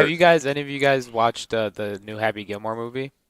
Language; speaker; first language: English; native; English